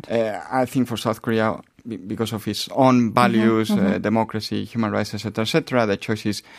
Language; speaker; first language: English; non-native, fluent; Spanish